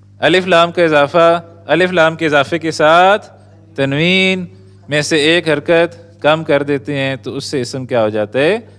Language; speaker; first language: Urdu; native; Urdu